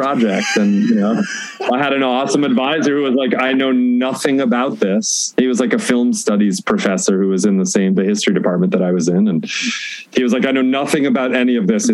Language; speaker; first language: English; native; English